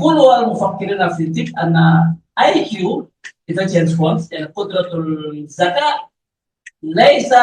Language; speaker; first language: Arabic; non-native, learner; Malay